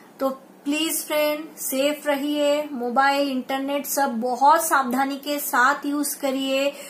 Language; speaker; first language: Hindi; non-native, local second language; Bangla